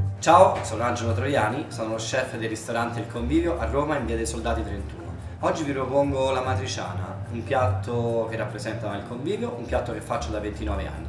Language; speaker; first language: Italian; native; Italian